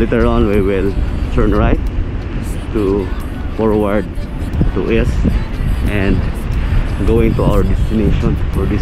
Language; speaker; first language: English; non-native, local second language; Filipino